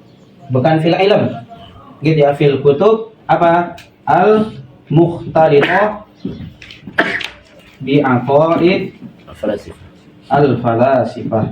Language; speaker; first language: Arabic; non-native, fluent; Indonesian